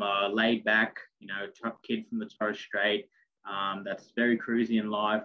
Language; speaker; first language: English; non-native, local second language; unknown